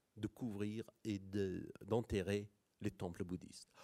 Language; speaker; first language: French; non-native, fluent; Persian